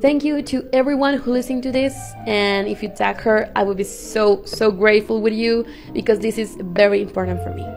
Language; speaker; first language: English; non-native, fluent; Spanish